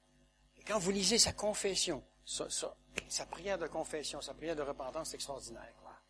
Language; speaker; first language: French; native; French